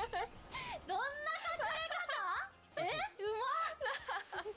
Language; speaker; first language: Japanese; native; Japanese